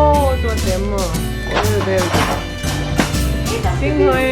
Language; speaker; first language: English; non-native, learner; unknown